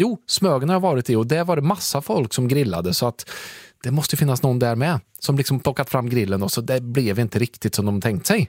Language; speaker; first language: Swedish; native; Swedish